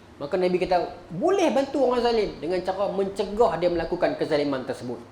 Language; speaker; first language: Malay; native; Malay